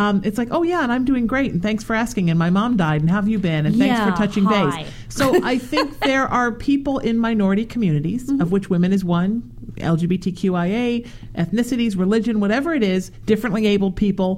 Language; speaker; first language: English; native; English